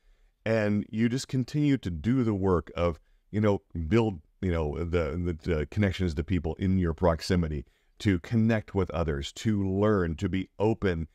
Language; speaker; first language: English; native; English